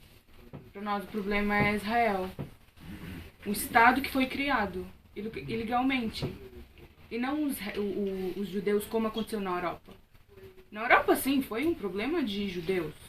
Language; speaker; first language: Portuguese; non-native, fluent; Arabic